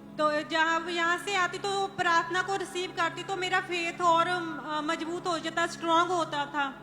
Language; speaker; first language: Hindi; non-native, local second language; Punjabi